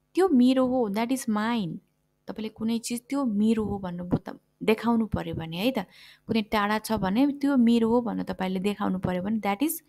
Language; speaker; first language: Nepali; native; Nepali